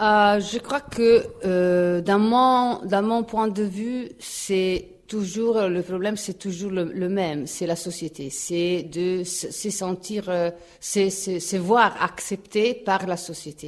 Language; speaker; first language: French; non-native, fluent; Italian